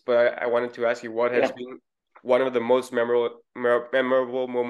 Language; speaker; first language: English; non-native, fluent; Spanish